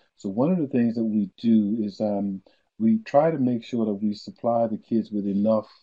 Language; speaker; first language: English; native; English